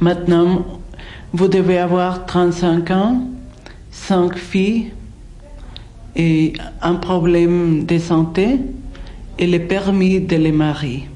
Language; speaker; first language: French; non-native, fluent; Spanish